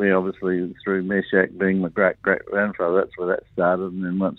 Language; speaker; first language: English; native; English